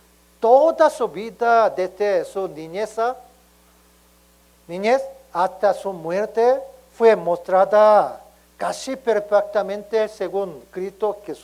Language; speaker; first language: Spanish; non-native, learner; Korean